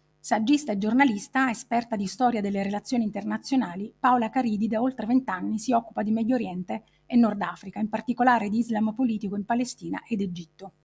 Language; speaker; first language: Italian; native; Italian